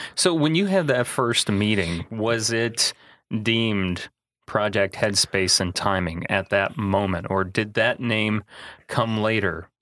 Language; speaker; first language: English; native; English